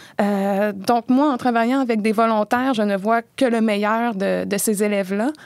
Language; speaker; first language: French; native; French